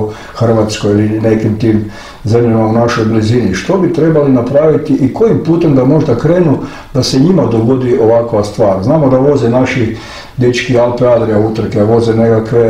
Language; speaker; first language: Croatian; native; Croatian